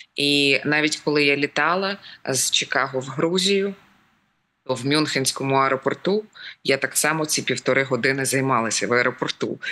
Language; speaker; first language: Ukrainian; native; Ukrainian